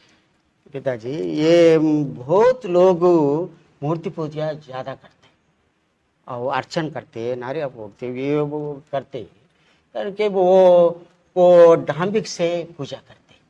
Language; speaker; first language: Hindi; non-native, local second language; Telugu